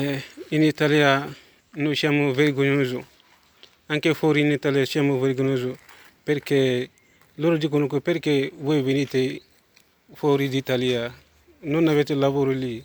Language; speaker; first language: Italian; non-native, learner; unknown